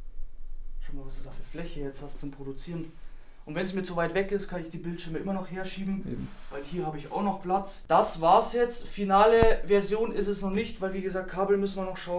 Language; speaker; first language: German; native; German